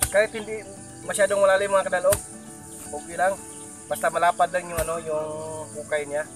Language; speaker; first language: Filipino; non-native, local second language; Cebuano